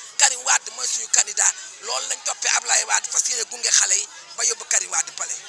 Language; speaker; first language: Wolof; non-native, local second language; Fula